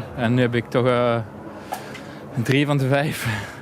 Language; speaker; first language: Dutch; non-native, local second language; French